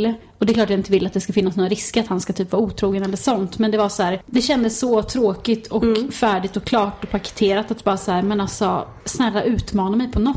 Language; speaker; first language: Swedish; native; Swedish